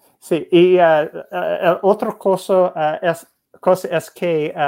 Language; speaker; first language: Spanish; non-native, learner; English